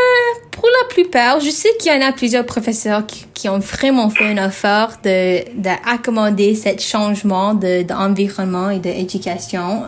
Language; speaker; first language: French; non-native, learner; English